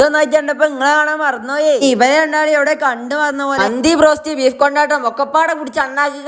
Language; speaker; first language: Malayalam; native; Malayalam